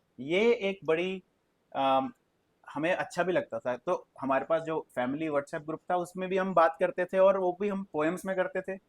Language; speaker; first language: Hindi; native; Hindi